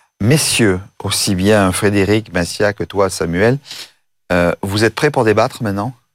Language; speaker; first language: French; native; French